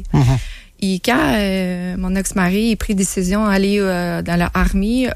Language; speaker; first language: French; non-native, learner; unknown